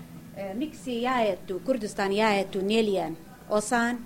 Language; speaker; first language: Finnish; non-native, learner; Kurdish